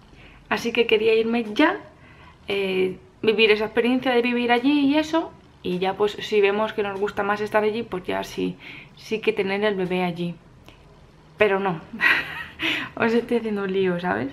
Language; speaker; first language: Spanish; native; Spanish